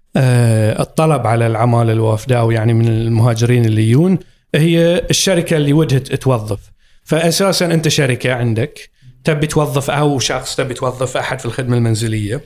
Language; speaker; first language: Arabic; native; Arabic